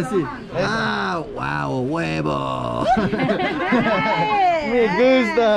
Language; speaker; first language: Spanish; non-native, learner; English